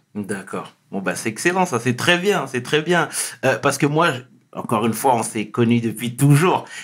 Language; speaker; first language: French; early bilingual, other home language; Wolof